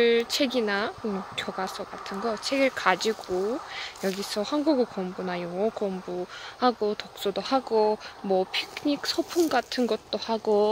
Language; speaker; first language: Korean; non-native, learner; Azerbaijani